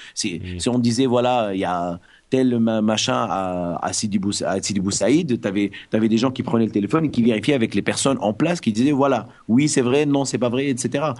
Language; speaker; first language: French; non-native, local second language; Arabic